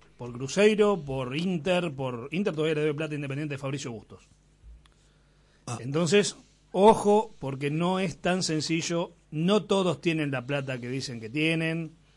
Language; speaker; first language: Spanish; native; Spanish